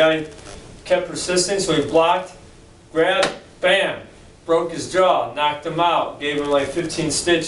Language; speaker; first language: English; native; English